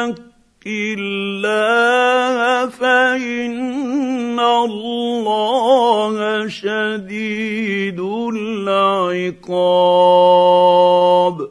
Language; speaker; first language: Arabic; native; Arabic